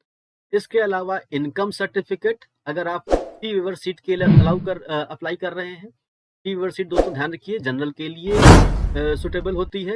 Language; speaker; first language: Hindi; native; Hindi